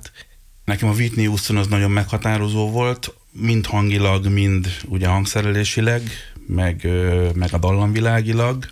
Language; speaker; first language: Hungarian; native; Hungarian